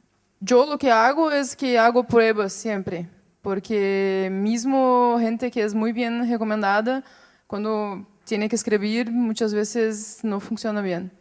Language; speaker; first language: Spanish; non-native, fluent; Portuguese